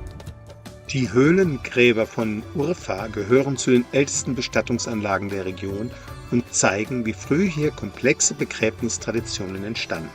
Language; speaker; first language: German; native; German